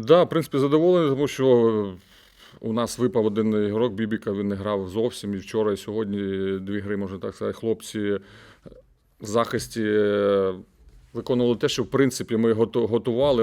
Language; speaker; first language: Ukrainian; native; Ukrainian